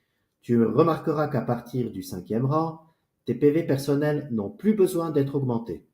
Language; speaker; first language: French; native; French